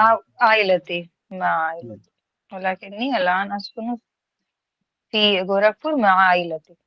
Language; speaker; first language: Arabic; non-native, learner; Urdu